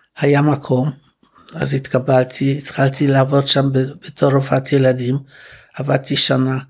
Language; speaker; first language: Hebrew; non-native, fluent; Polish